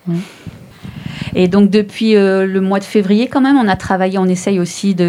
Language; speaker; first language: French; native; French